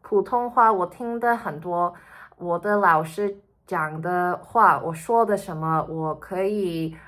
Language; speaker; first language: Chinese; early bilingual, heritage; Cantonese